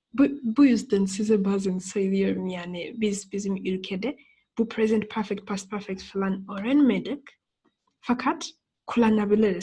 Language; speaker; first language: Turkish; non-native, fluent; English